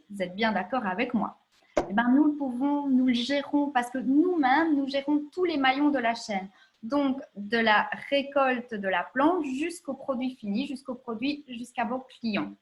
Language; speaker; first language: French; native; French